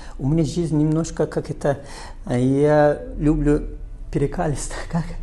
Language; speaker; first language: Russian; non-native, learner; Turkish